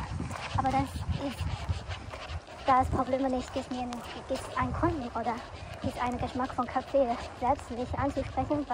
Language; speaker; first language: German; non-native, learner; Chinese